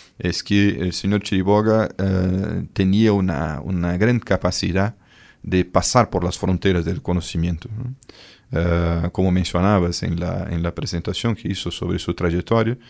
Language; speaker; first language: Spanish; non-native, fluent; Portuguese